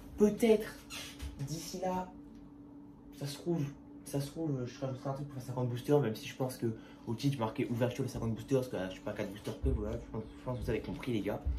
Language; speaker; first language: French; native; French